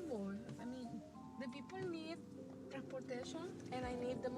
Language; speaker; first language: English; non-native, learner; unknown